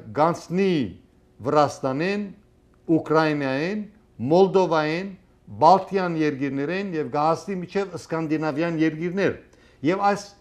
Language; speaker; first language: Armenian; early bilingual, heritage; Armenian